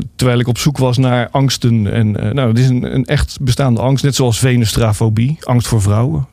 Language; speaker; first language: Dutch; native; Dutch